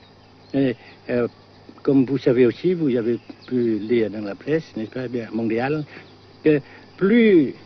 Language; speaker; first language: French; non-native, fluent; Vietnamese